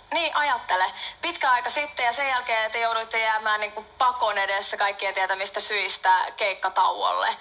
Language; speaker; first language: Finnish; native; Finnish